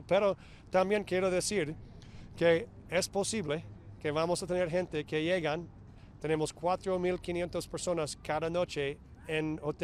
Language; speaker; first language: Spanish; non-native, fluent; English